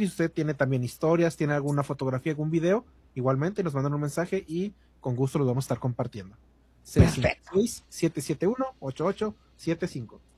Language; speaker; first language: Spanish; native; Spanish